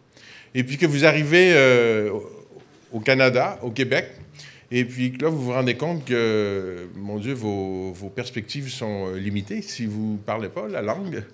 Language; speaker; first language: French; native; French